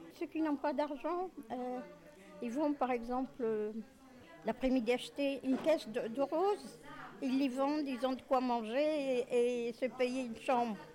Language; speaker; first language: French; non-native, local second language; Arabic